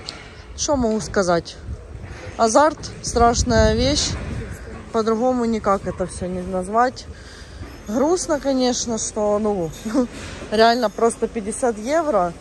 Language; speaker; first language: Russian; non-native, local second language; Ukrainian